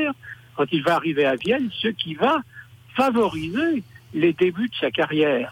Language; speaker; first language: French; native; French